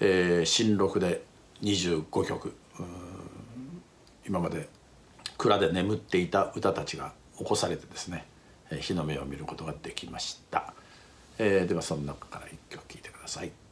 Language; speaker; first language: Japanese; native; Japanese